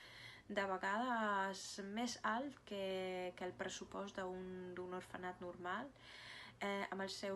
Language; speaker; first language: Catalan; non-native, fluent; Russian